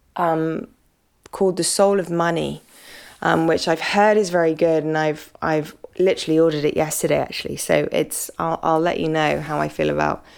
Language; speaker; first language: English; native; English